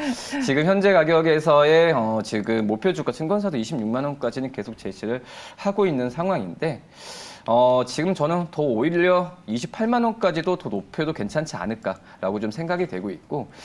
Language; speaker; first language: Korean; native; Korean